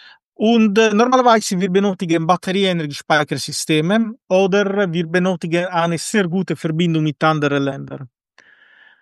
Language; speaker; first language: German; non-native, fluent; Italian